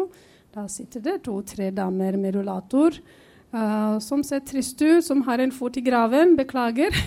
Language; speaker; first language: Norwegian; non-native, fluent; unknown